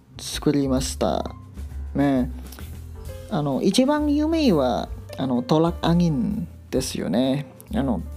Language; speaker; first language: Japanese; non-native, learner; Indonesian